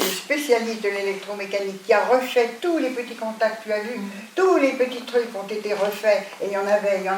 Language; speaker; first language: French; native; French